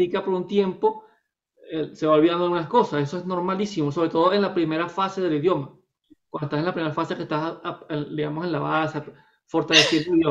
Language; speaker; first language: Spanish; native; Spanish